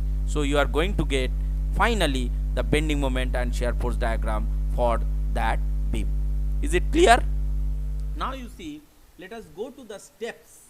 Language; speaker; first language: English; non-native, local second language; Bangla